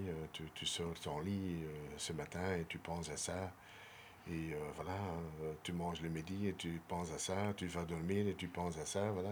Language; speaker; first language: French; non-native, local second language; Dutch